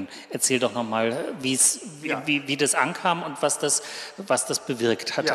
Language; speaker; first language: German; native; German